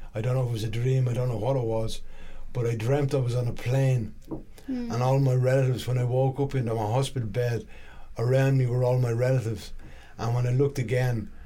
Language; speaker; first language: English; native; English